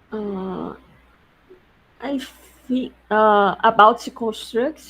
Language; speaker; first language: English; non-native, learner; Portuguese